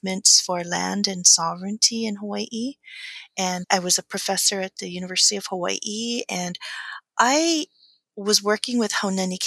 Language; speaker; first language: English; native; English